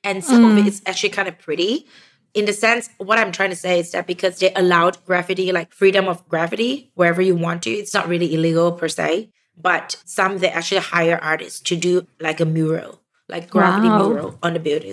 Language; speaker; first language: English; non-native, local second language; Chinese